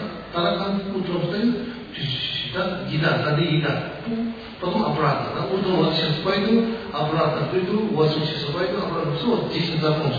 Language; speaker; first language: Russian; non-native, learner; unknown